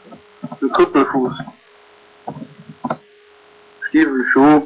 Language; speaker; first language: German; native; German